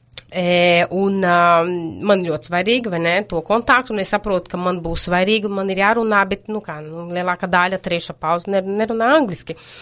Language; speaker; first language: Latvian; non-native, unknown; Portuguese